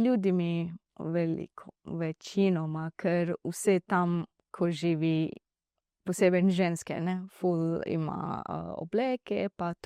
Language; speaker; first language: Slovenian; non-native, learner; Divehi